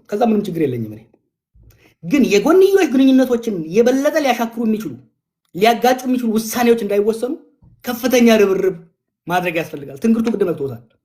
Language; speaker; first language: Amharic; non-native, local second language; Oromo